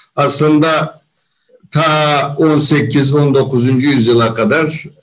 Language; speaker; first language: Turkish; non-native, fluent; Uyghur